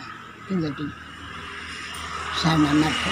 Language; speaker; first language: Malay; non-native, local second language; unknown